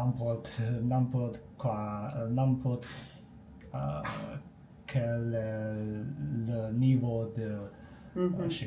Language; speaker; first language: French; non-native, learner; Chinese